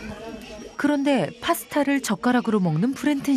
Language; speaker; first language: Korean; native; Korean